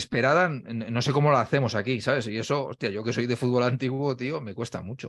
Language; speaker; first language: Spanish; native; Spanish